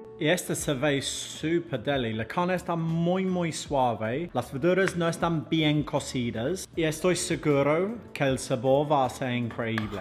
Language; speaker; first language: Spanish; non-native, fluent; English